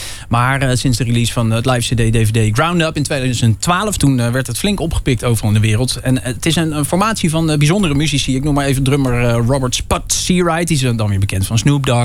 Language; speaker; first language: Dutch; native; Dutch